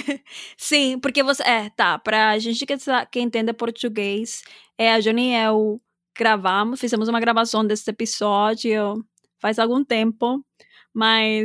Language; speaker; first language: Portuguese; non-native, fluent; Spanish